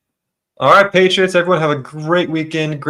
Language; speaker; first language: English; native; English